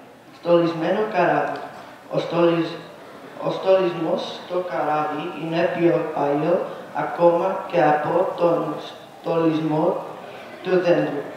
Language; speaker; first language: Greek; early bilingual, heritage; Greek